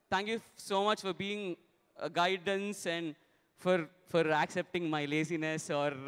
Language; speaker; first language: English; non-native, local second language; Telugu